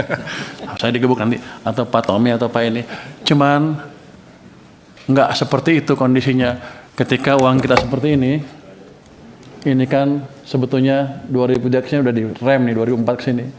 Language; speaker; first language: Indonesian; native; Indonesian